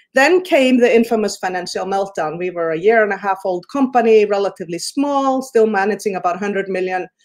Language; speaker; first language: English; non-native, fluent; Icelandic